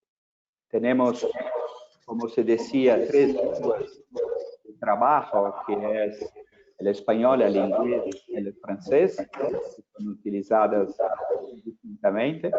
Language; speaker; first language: Spanish; non-native, fluent; Portuguese